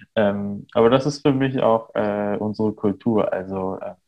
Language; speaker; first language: German; early bilingual, other home language; Armenian